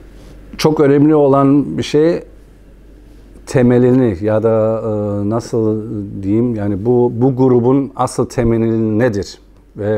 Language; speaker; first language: Turkish; non-native, fluent; German